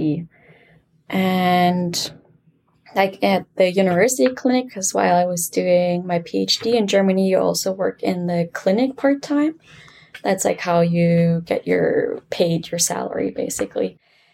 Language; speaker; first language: English; non-native, fluent; German